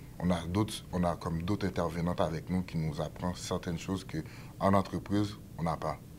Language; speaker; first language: French; non-native, local second language; English